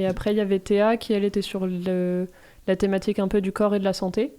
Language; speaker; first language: French; native; French